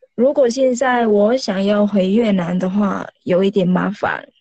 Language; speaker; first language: Chinese; non-native, fluent; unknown